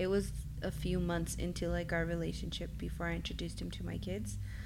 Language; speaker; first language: English; early bilingual, other home language; Spanish